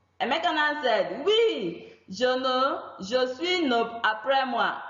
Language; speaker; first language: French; non-native, fluent; Igbo